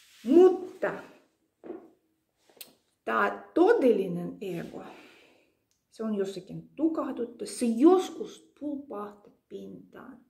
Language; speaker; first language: Finnish; non-native, fluent; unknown